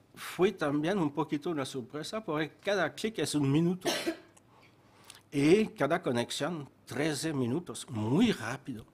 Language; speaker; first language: Spanish; non-native, fluent; French